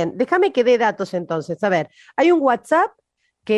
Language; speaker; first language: Spanish; native; Spanish